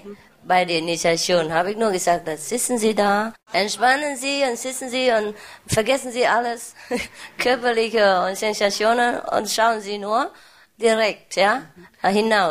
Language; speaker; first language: German; non-native, learner; Vietnamese